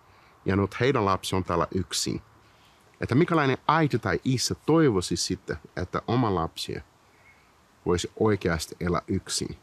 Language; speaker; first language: Finnish; non-native, fluent; Portuguese